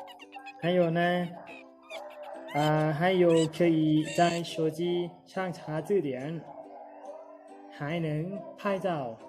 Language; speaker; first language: Chinese; non-native, learner; Lao